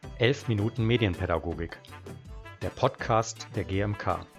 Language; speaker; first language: German; native; German